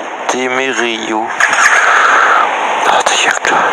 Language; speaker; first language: French; native; French